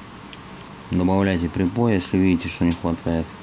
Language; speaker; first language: Russian; native; Russian